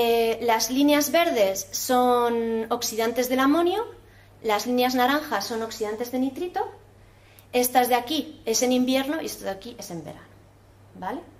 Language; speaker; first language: Spanish; native; Spanish